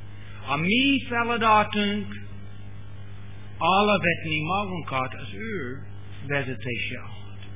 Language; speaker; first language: Hungarian; non-native, learner; English